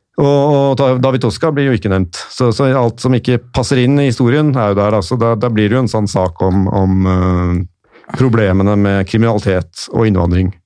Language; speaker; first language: Norwegian; native; Norwegian